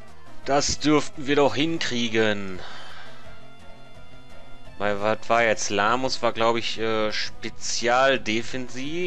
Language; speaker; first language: German; native; German